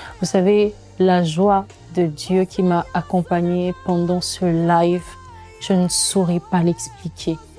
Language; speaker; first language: French; non-native, local second language; Lingala